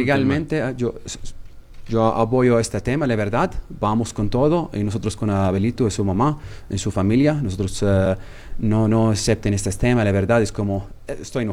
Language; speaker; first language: Spanish; non-native, learner; Arabic